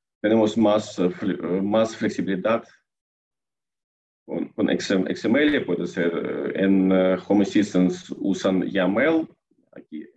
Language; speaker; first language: Spanish; non-native, learner; Russian